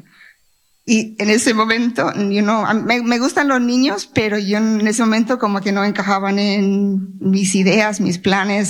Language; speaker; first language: Spanish; native; Spanish